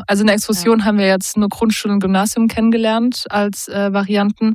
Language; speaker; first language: German; native; German